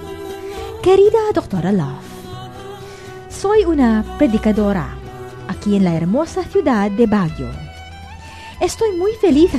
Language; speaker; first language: Spanish; non-native, fluent; Filipino